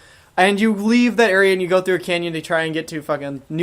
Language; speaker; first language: English; native; English